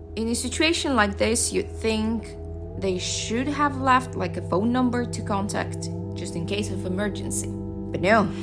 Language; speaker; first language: English; non-native, fluent; Russian